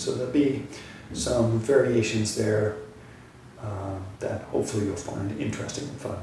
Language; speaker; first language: English; native; English